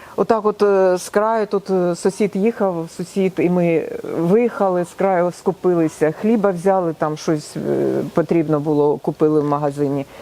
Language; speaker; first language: Ukrainian; non-native, local second language; Russian